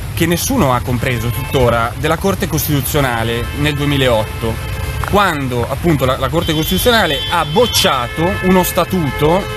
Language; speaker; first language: Italian; non-native, fluent; Catalan